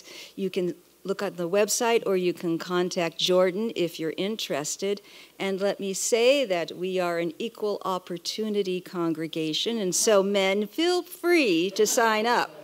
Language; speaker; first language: English; native; English